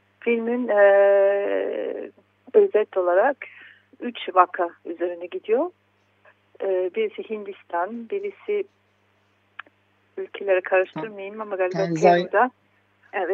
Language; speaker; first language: Turkish; non-native, fluent; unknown